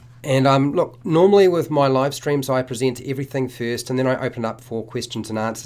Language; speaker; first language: English; native; English